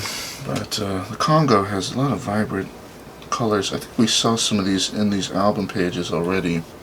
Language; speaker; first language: English; native; English